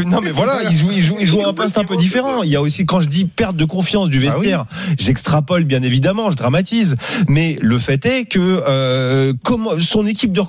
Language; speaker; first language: French; native; French